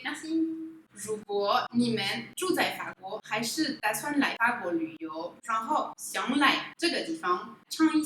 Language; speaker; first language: Chinese; non-native, fluent; French